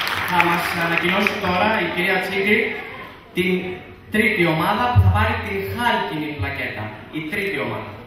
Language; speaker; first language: Greek; native; Greek